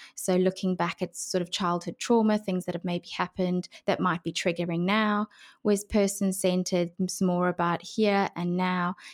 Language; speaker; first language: English; native; English